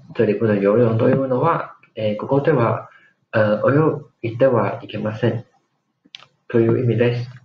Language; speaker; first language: Japanese; non-native, fluent; Chinese